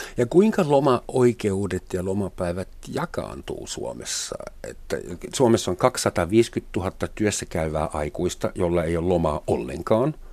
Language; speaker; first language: Finnish; non-native, fluent; German